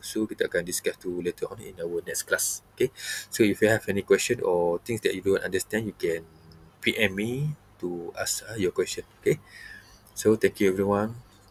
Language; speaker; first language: English; non-native, local second language; Malay